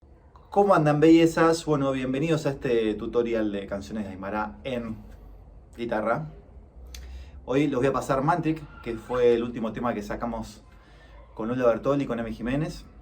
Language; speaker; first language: Spanish; native; Spanish